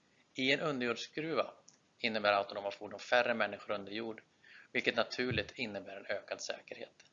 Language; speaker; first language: Swedish; native; Swedish